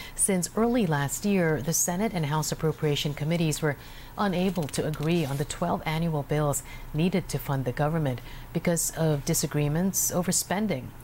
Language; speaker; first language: English; non-native, local second language; Filipino